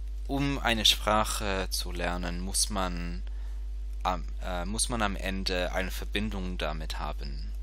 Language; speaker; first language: German; non-native, fluent; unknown